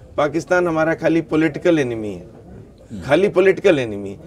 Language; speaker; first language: Hindi; native; Hindi